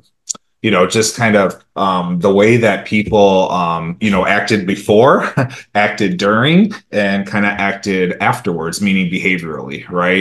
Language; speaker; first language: English; early bilingual, other home language; Romanian